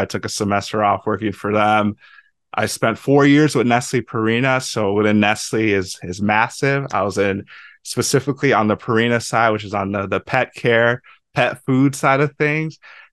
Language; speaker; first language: English; native; English